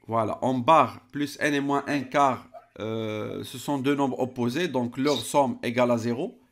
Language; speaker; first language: French; non-native, local second language; Arabic